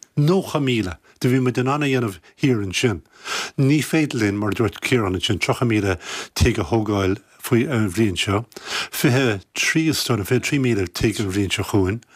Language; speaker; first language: Irish; native; Irish